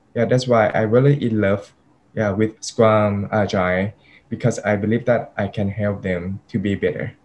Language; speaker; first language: English; non-native, fluent; Thai